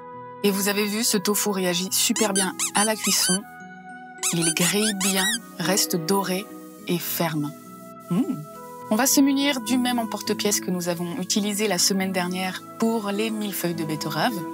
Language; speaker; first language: French; native; French